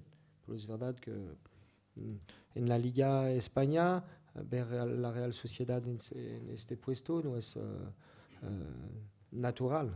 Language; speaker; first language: Spanish; non-native, fluent; French